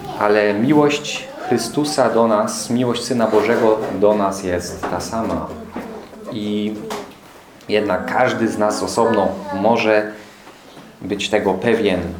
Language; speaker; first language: Polish; non-native, fluent; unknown